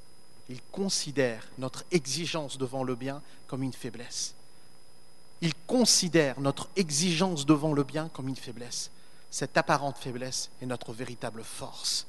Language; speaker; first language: French; native; French